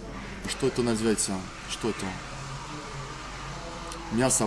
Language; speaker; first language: Russian; non-native, learner; French